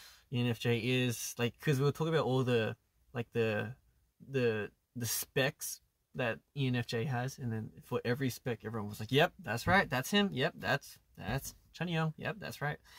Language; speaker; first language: English; early bilingual, other home language; Korean